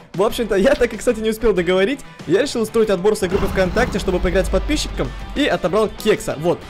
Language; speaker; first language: Russian; early bilingual, heritage; Russian